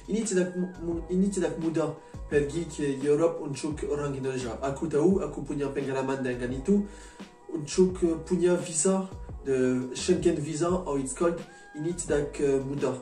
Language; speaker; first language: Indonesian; non-native, learner; French